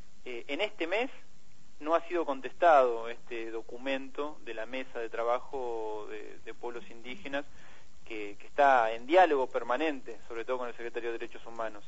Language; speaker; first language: Spanish; native; Spanish